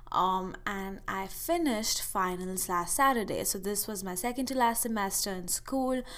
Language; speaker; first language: English; non-native, local second language; Hindi